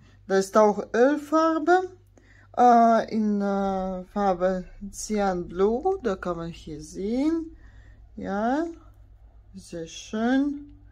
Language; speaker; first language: German; non-native, fluent; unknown